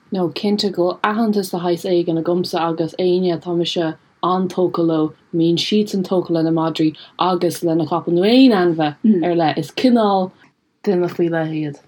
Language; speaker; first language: Irish; non-native, local second language; English